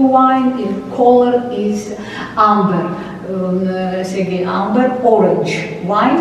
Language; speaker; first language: English; non-native, learner; Georgian